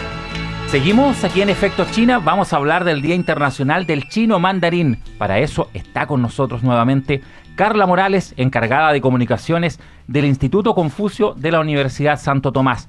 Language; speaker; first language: Spanish; native; Spanish